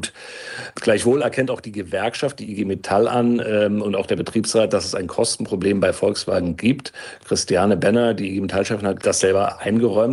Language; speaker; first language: German; native; German